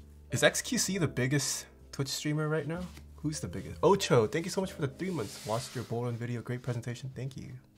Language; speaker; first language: English; early bilingual, other home language; Korean